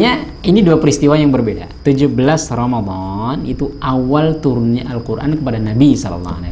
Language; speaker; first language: Indonesian; native; Indonesian